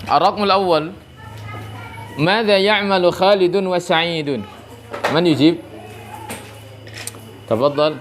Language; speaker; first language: Arabic; non-native, fluent; Indonesian